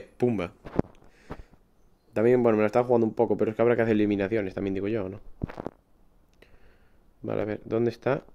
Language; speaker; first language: Spanish; native; Spanish